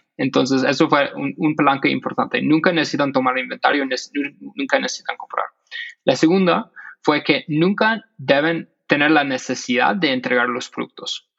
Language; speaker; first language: Spanish; non-native, fluent; English